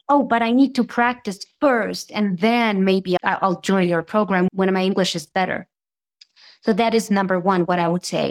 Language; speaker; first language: English; non-native, fluent; Serbian